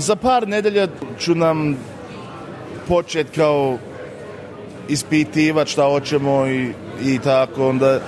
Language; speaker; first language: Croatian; early bilingual, heritage; Croatian